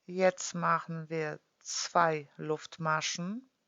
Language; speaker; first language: German; non-native, fluent; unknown